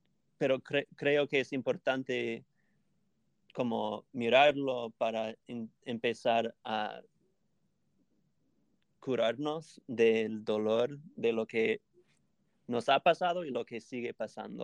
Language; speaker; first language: Spanish; non-native, fluent; English